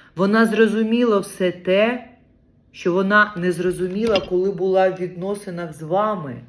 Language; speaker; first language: Ukrainian; native; Ukrainian